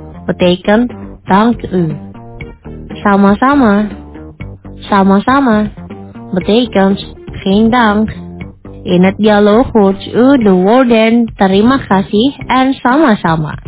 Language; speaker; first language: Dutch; non-native, learner; Indonesian